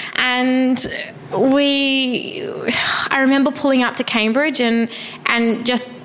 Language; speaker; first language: English; native; English